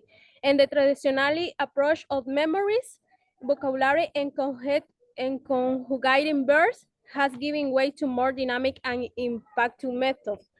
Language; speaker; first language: English; non-native, learner; Spanish